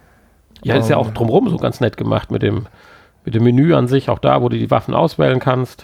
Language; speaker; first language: German; native; German